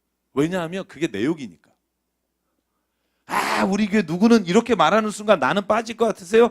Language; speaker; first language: Korean; native; Korean